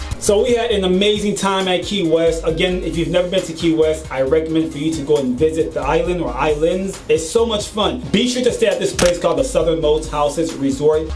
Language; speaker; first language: English; native; English